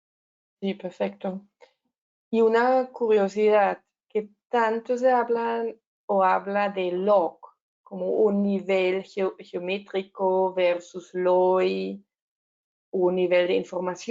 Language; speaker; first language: Spanish; non-native, learner; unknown